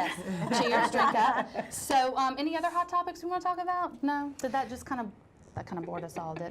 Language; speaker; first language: English; native; English